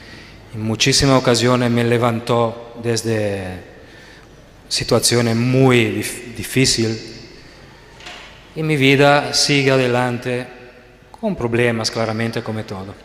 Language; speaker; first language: Spanish; non-native, fluent; Italian